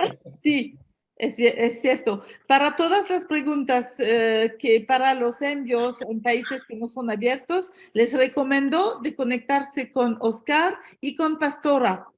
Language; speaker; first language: Spanish; non-native, fluent; French